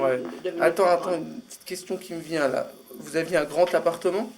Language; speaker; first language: French; native; French